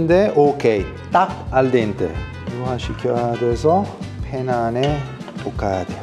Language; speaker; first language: Korean; non-native, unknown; Italian